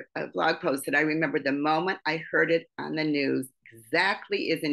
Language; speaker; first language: English; native; English